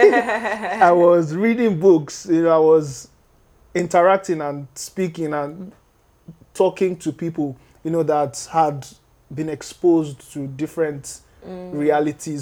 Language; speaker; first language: English; non-native, local second language; Yoruba